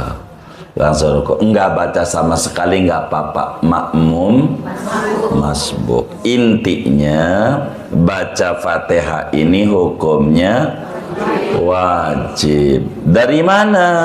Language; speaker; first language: Indonesian; native; Indonesian